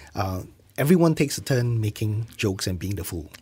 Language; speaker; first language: English; non-native, local second language; Malay